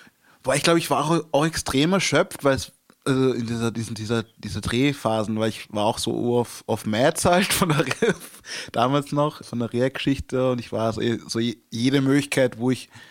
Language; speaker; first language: German; early bilingual, other home language; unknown